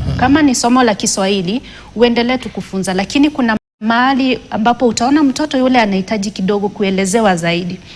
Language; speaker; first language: Swahili; non-native, local second language; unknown